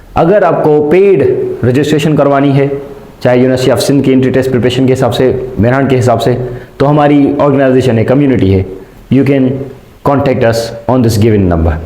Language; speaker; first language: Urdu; non-native, local second language; Sindhi